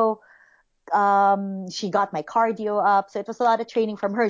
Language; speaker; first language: English; non-native, local second language; Filipino